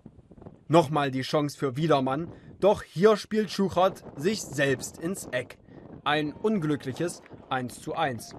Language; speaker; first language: German; native; German